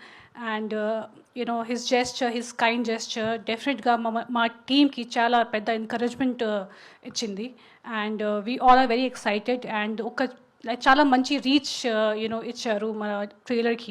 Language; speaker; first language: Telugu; non-native, fluent; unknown